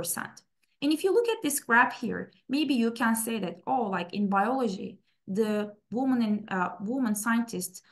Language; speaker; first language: English; non-native, fluent; Turkish